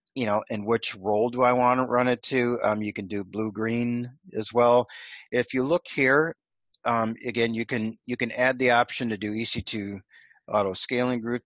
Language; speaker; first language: English; native; English